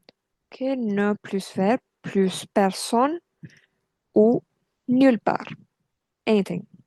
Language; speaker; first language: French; non-native, fluent; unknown